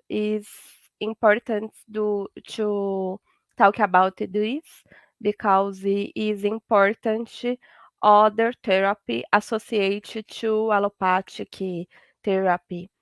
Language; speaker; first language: English; non-native, learner; Portuguese